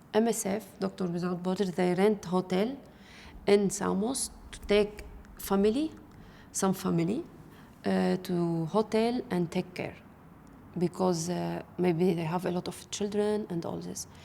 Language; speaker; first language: English; non-native, learner; Arabic